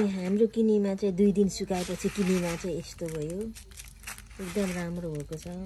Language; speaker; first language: Nepali; non-native, local second language; Limbu